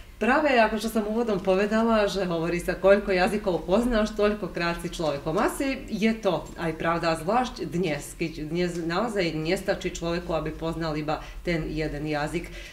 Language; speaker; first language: Slovak; native; Slovak